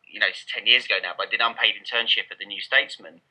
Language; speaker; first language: English; native; English